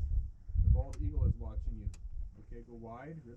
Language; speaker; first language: English; native; English